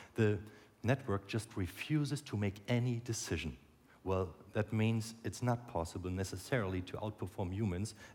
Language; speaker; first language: English; non-native, fluent; German